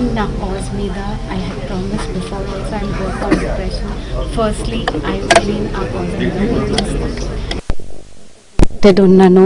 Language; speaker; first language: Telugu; non-native, local second language; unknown